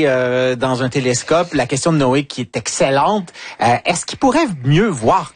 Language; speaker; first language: French; native; French